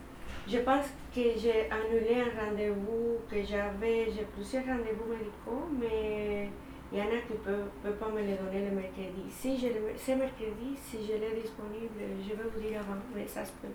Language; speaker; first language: French; non-native, fluent; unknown